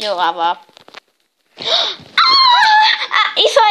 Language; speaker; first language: Finnish; native; Finnish